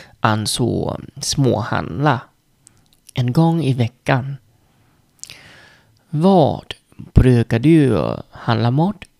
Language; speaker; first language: Swedish; non-native, learner; Vietnamese